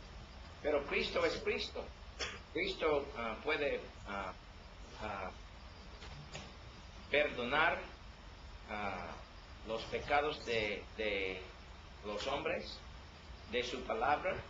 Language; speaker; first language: Spanish; non-native, learner; English